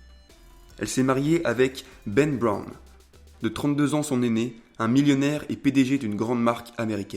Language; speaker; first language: French; native; French